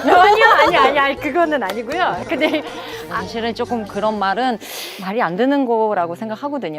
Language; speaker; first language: Korean; non-native, fluent; Uzbek